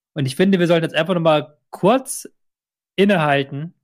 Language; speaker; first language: German; native; German